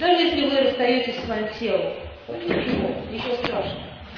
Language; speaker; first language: Russian; native; Russian